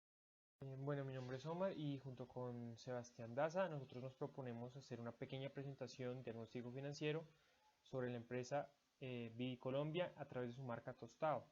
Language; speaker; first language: Spanish; native; Spanish